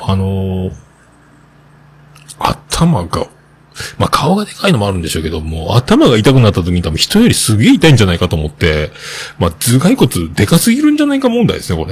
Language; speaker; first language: Japanese; native; Japanese